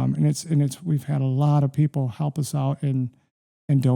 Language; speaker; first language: English; native; English